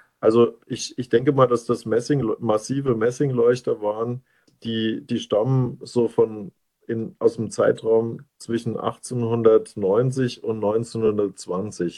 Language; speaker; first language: German; native; German